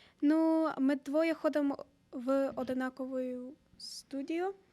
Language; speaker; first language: Ukrainian; early bilingual, heritage; Ukrainian